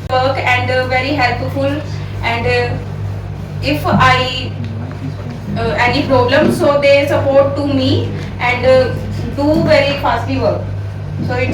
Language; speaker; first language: English; non-native, learner; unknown